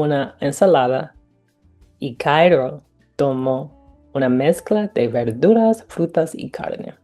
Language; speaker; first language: Spanish; non-native, learner; English